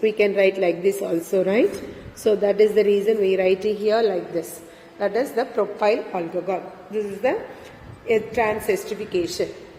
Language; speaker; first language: English; non-native, local second language; Tamil